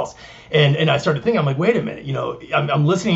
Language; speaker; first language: English; native; English